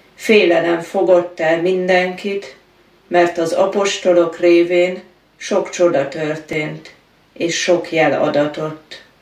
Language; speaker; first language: Hungarian; native; Hungarian